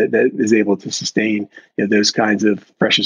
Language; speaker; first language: English; native; English